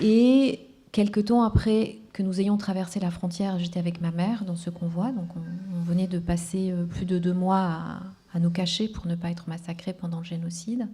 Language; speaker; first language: French; non-native, local second language; Kinyarwanda